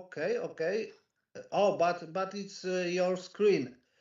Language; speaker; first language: English; non-native, learner; Polish